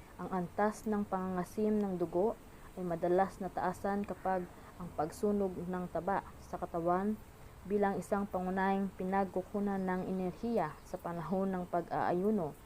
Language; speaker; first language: Filipino; non-native, local second language; Hiligaynon